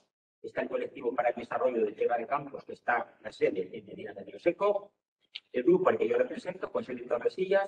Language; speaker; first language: Spanish; native; Spanish